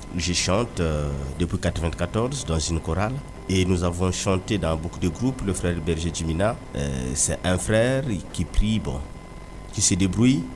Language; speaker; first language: French; non-native, local second language; Kongo